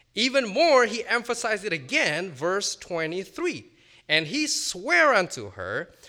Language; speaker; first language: English; non-native, fluent; Indonesian